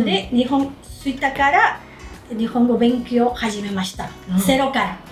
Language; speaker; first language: Japanese; non-native, learner; Spanish